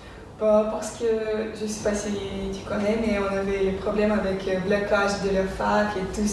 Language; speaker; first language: French; non-native, fluent; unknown